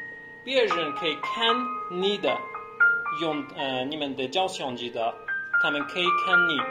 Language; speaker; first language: Chinese; non-native, learner; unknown